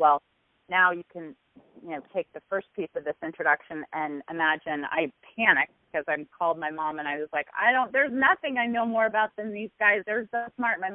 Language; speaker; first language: English; native; English